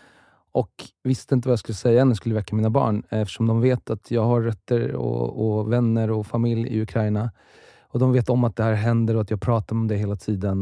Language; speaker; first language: Swedish; early bilingual, other home language; Russian